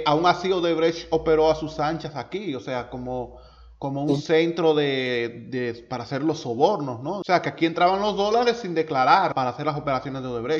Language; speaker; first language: Spanish; native; Spanish